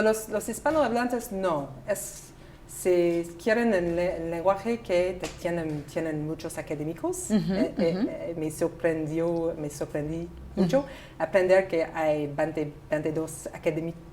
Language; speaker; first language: Spanish; non-native, learner; English